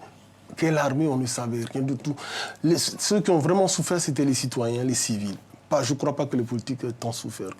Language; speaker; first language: French; native; French